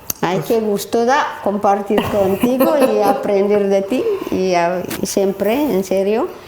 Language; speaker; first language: Spanish; non-native, learner; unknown